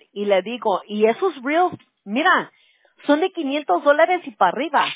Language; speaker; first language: Spanish; early bilingual, other home language; English